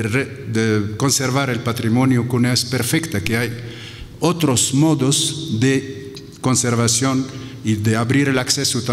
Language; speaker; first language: Spanish; non-native, fluent; Arabic